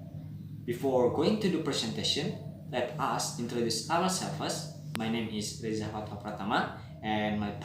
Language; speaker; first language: English; non-native, learner; Indonesian